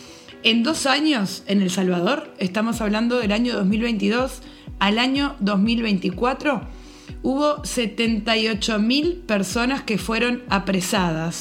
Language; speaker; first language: Spanish; native; Spanish